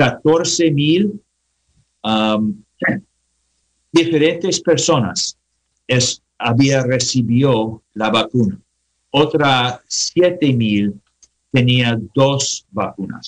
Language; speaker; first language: Spanish; non-native, learner; English